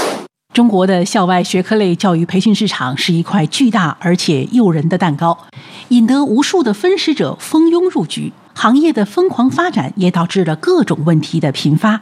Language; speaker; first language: Chinese; native; Chinese